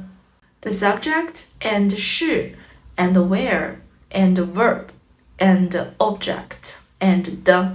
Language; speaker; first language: English; non-native, fluent; Chinese